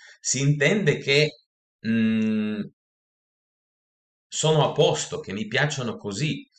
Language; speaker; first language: Italian; non-native, fluent; Russian